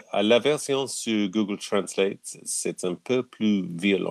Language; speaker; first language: French; non-native, learner; English